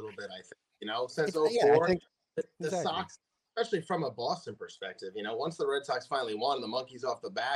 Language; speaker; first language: English; native; English